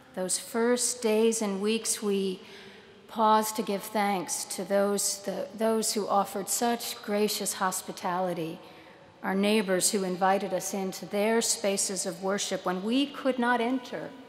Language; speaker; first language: English; native; English